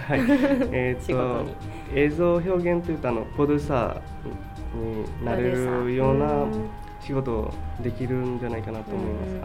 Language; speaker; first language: Japanese; non-native, fluent; Bangla